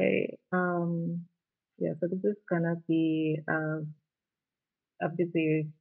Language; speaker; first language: English; non-native, local second language; Jamaican Creole English